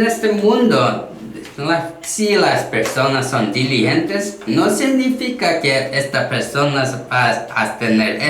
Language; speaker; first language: Spanish; non-native, learner; Korean